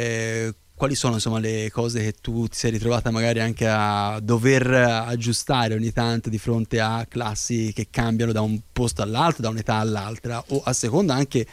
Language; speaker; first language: Italian; native; Italian